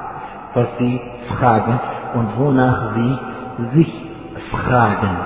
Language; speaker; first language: German; non-native, fluent; Arabic